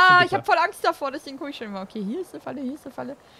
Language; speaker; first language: German; native; German